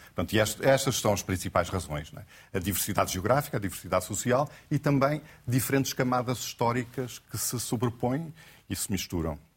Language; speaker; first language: Portuguese; native; Portuguese